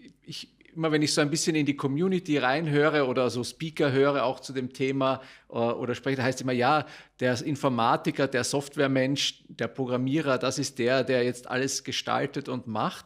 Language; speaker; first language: German; native; German